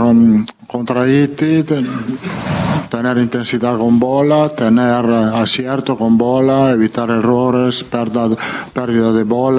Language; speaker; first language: Portuguese; non-native, fluent; Italian